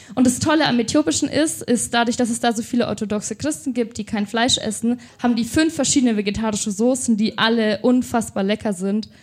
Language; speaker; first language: German; native; German